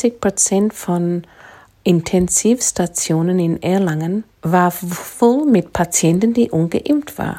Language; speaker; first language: German; non-native, fluent; English